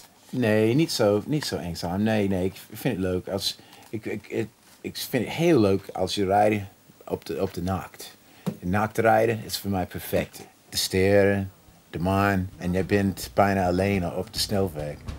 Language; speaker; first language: Dutch; non-native, learner; English